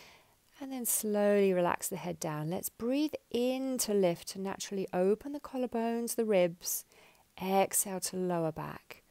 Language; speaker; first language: English; native; English